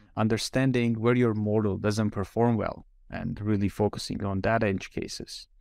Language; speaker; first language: English; non-native, fluent; Armenian